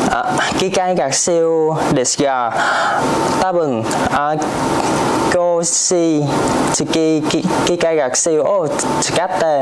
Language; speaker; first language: Japanese; non-native, learner; Vietnamese